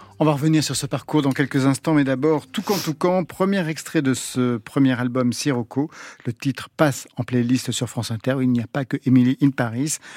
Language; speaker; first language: French; native; French